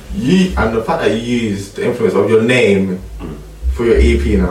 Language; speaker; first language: English; native; English